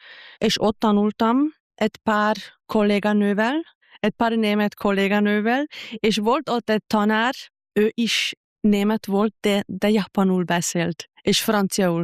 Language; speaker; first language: Hungarian; non-native, learner; German